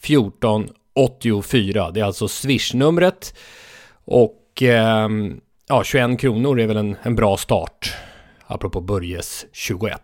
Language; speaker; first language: Swedish; native; Swedish